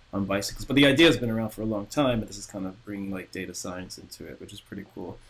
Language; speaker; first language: English; native; English